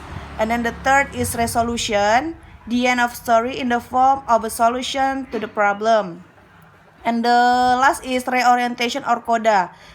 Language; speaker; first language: English; non-native, learner; Indonesian